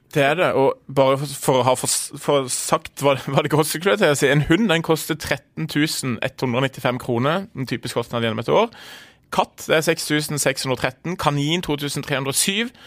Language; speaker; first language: Norwegian; native; Norwegian